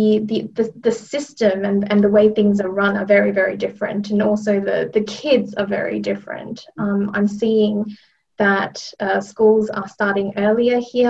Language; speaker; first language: English; native; English